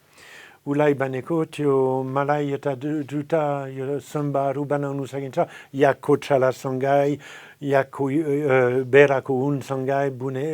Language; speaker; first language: Nepali; non-native, fluent; French